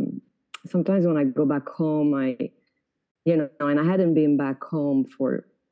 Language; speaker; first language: English; non-native, fluent; Italian